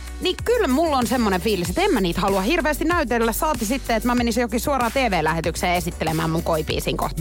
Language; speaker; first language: Finnish; native; Finnish